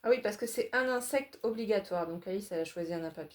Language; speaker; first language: French; native; French